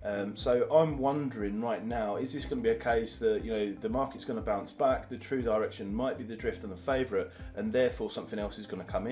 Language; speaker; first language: English; native; English